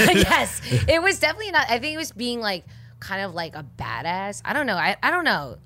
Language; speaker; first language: English; native; English